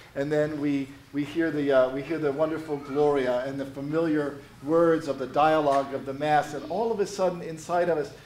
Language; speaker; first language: English; native; English